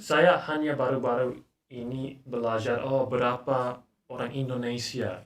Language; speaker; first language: Indonesian; non-native, learner; English